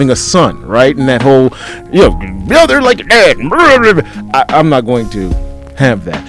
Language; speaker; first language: English; native; English